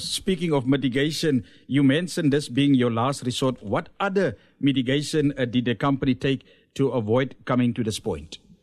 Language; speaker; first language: English; non-native, local second language; Afrikaans